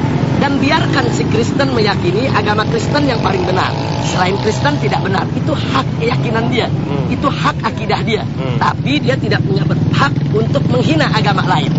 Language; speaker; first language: Indonesian; native; Indonesian